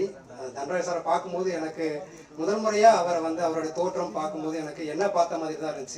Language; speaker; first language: Tamil; native; Tamil